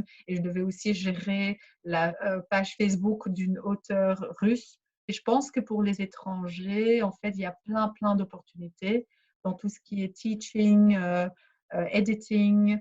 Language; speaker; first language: French; early bilingual, other home language; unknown